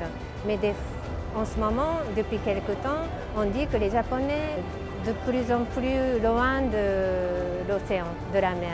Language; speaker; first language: French; non-native, fluent; Japanese